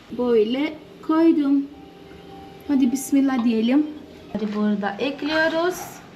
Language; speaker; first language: Turkish; non-native, fluent; Portuguese